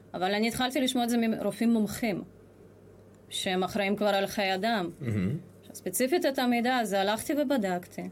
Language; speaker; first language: Hebrew; non-native, fluent; Russian